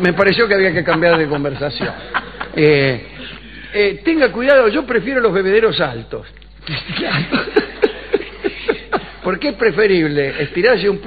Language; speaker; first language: Spanish; native; Spanish